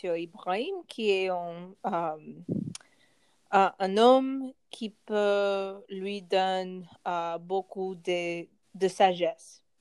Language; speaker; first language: French; non-native, learner; English